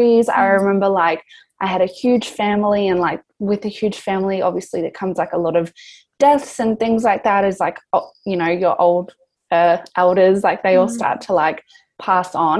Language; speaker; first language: English; native; English